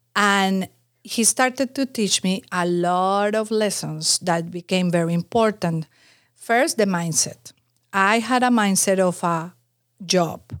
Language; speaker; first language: English; non-native, fluent; Spanish